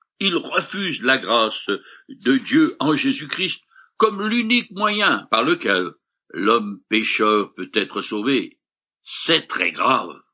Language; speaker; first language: French; native; French